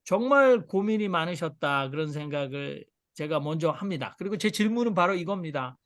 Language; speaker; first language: Korean; native; Korean